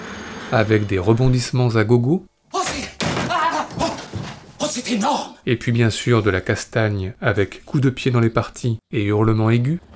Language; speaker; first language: French; native; French